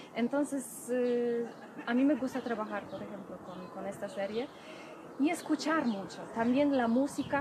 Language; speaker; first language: Spanish; non-native, fluent; Polish